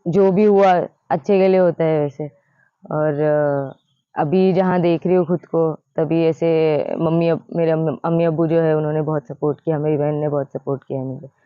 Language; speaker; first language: Hindi; non-native, local second language; Gujarati